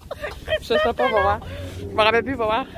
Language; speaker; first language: French; native; French